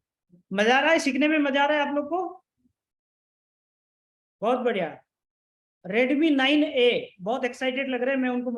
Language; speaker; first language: Hindi; native; Hindi